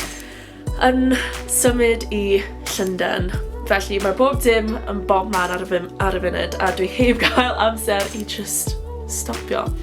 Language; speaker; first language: Welsh; non-native, local second language; English